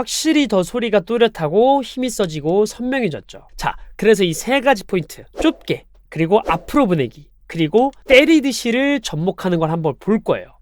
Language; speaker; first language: Korean; native; Korean